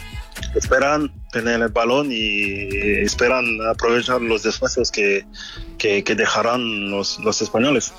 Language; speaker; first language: Spanish; non-native, fluent; French